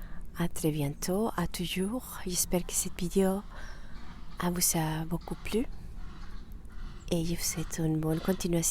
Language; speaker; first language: French; non-native, fluent; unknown